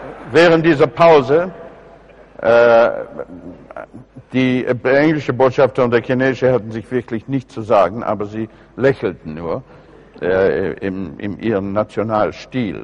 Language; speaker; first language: German; non-native, fluent; English